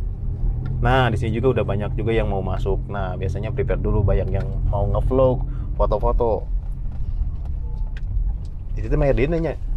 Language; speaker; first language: Indonesian; native; Indonesian